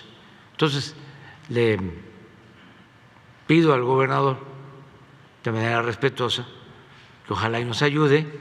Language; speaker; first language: Spanish; native; Spanish